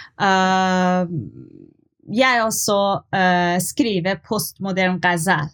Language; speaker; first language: Norwegian; non-native, learner; Persian